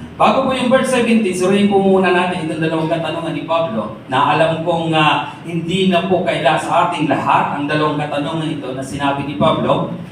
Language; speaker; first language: Filipino; non-native, local second language; Masbatenyo